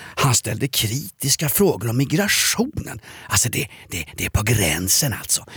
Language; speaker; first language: Swedish; native; Swedish